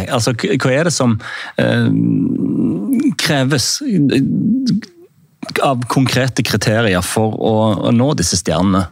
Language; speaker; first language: Norwegian; native; Norwegian